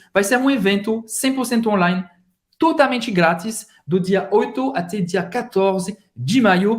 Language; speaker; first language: Portuguese; non-native, fluent; French